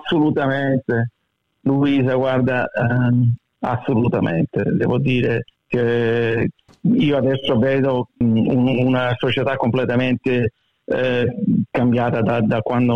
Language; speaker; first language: Italian; early bilingual, heritage; Italian